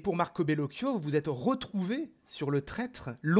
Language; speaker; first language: French; native; French